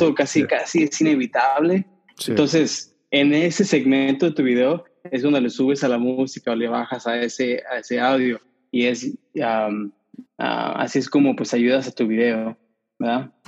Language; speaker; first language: Spanish; early bilingual, heritage; Spanish